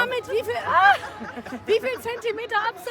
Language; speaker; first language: German; native; German